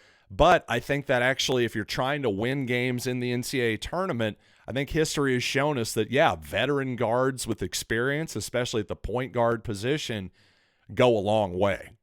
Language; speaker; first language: English; native; English